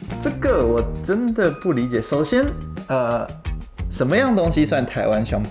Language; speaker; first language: Chinese; native; Chinese